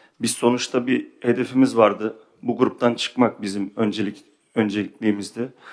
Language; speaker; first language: Turkish; early bilingual, heritage; Turkish